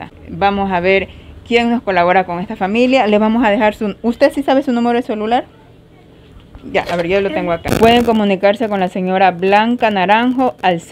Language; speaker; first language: Spanish; native; Spanish